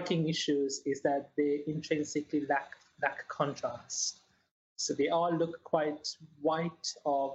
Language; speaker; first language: English; native; English